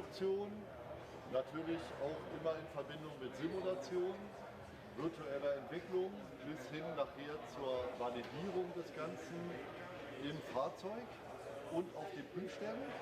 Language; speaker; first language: German; native; German